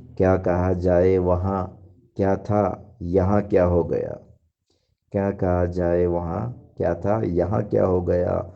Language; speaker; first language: Urdu; native; Urdu